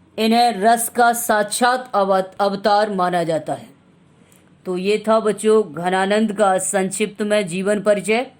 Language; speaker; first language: Hindi; native; Hindi